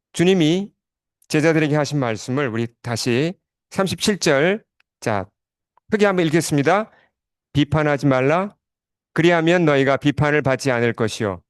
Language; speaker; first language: Korean; native; Korean